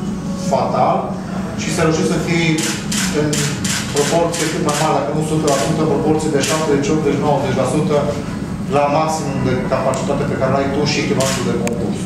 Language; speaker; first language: Romanian; native; Romanian